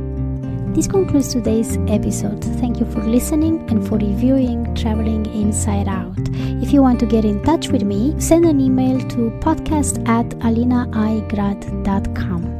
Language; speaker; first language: English; non-native, fluent; Romanian